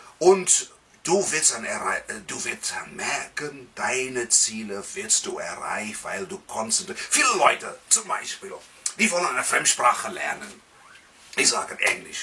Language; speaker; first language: German; non-native, fluent; English